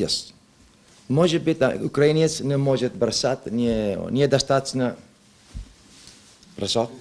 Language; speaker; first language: Russian; non-native, learner; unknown